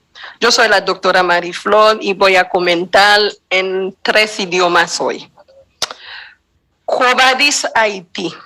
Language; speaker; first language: Spanish; non-native, fluent; Haitian Creole